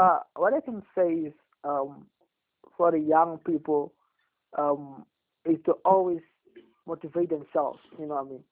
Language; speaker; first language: English; non-native, local second language; Afrikaans